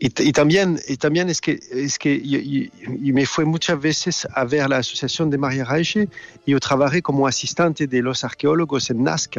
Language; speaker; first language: Spanish; non-native, fluent; French